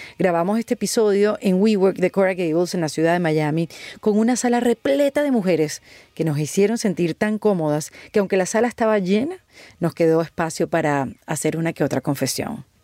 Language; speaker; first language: Spanish; native; Spanish